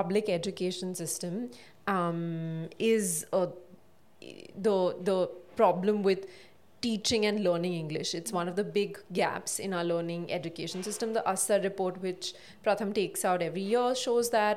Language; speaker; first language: English; non-native, local second language; Hindi